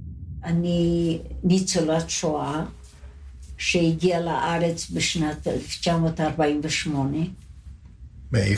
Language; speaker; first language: Hebrew; non-native, fluent; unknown